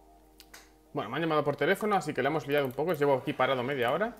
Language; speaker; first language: Spanish; native; Spanish